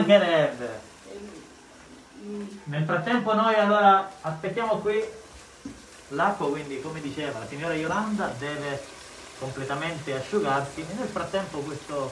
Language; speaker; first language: Italian; native; Italian